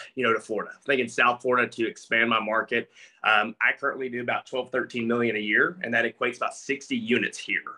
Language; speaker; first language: English; native; English